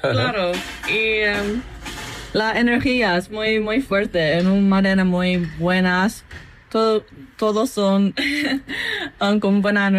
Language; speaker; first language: Spanish; non-native, learner; English